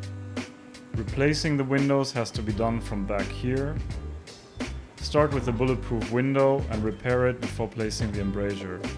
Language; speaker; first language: English; non-native, fluent; German